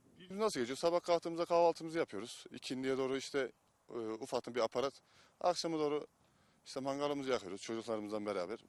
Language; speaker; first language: Turkish; native; Turkish